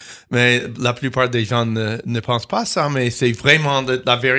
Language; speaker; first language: French; non-native, fluent; English